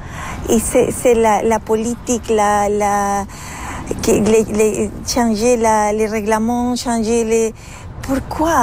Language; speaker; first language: French; non-native, learner; Spanish